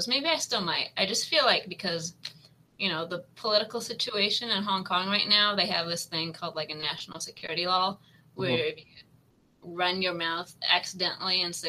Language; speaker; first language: English; native; English